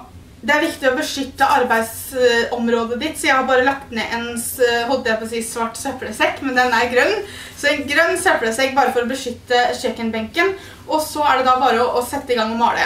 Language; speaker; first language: Norwegian; native; Norwegian